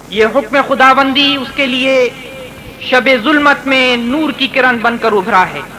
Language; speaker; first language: Urdu; native; Urdu